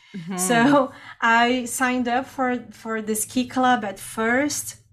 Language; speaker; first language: English; non-native, fluent; Portuguese